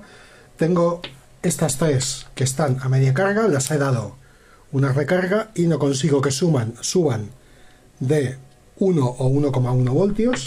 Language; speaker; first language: Spanish; native; Spanish